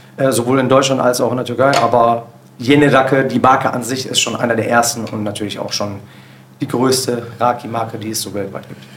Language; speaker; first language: German; early bilingual, other home language; Turkish